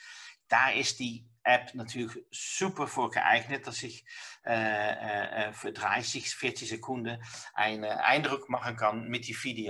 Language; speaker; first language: German; non-native, learner; Dutch